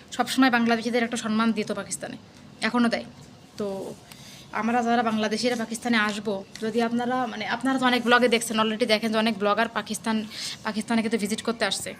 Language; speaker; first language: Bangla; native; Bangla